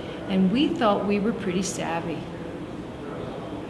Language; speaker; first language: English; native; English